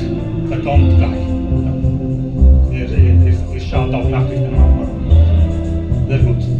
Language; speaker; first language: German; non-native, fluent; Italian